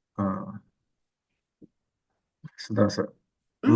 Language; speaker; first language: Chinese; non-native, learner; Indonesian